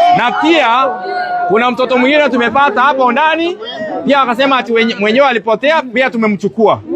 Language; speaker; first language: Swahili; native; Swahili